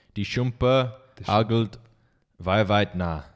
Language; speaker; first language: German; non-native, learner; English